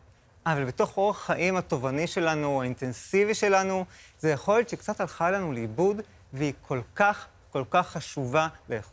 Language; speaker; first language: Hebrew; native; Hebrew